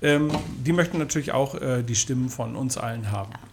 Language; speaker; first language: German; native; German